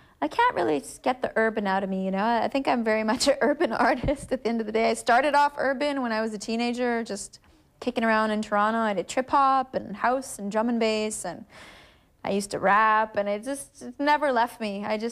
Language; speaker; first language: English; early bilingual, other home language; Portuguese